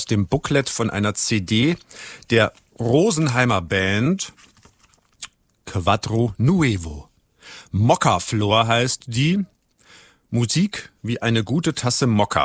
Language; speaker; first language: German; native; German